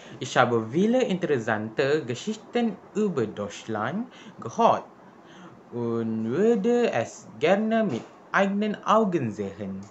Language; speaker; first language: German; non-native, learner; Malay